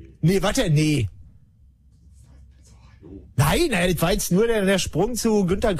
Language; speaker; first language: German; native; German